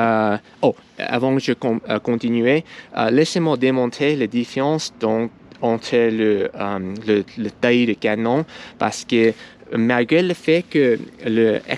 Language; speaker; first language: French; non-native, learner; English